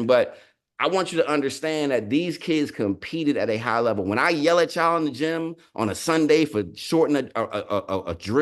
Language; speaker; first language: English; native; English